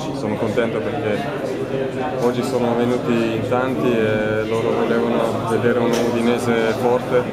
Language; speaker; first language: Italian; non-native, fluent; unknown